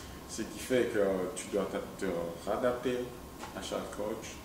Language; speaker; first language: French; non-native, local second language; Swahili